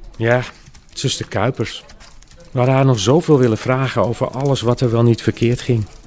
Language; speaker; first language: Dutch; native; Dutch